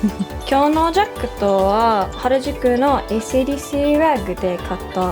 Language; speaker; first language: Japanese; non-native, learner; English